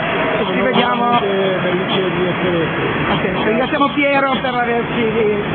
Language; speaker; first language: Italian; native; Italian